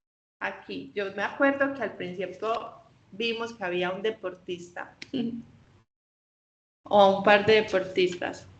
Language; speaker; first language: Spanish; native; Spanish